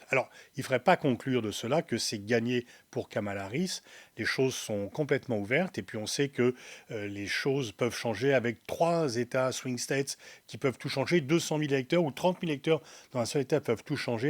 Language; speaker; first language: French; native; French